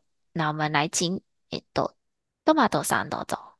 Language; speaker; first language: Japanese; non-native, fluent; Chinese